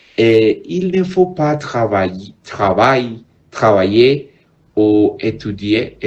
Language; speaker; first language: French; non-native, learner; Spanish